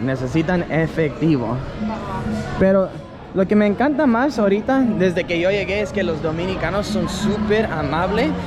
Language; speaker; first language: Spanish; non-native, fluent; English